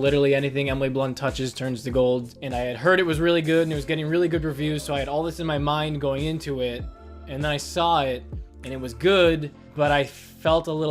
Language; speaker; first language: English; native; English